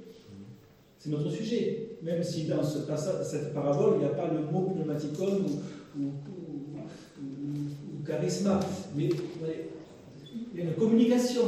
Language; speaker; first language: French; native; French